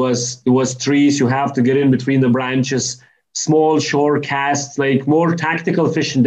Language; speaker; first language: English; non-native, fluent; Lithuanian